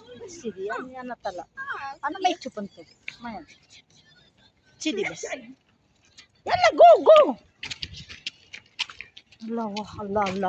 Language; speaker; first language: Arabic; non-native, learner; Filipino